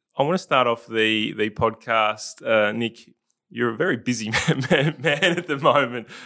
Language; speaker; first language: English; native; English